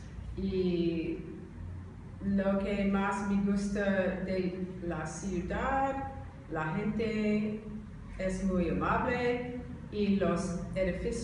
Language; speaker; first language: Spanish; non-native, learner; English